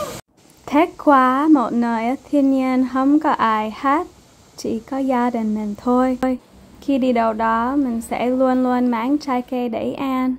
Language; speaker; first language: Vietnamese; non-native, fluent; English